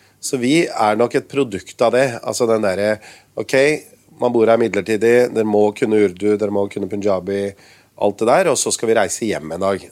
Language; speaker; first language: Norwegian; early bilingual, other home language; Urdu